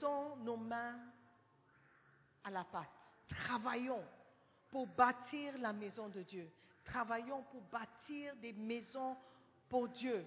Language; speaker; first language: French; non-native, fluent; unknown